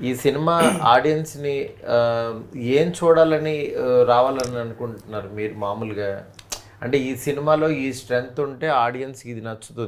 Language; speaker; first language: Telugu; native; Telugu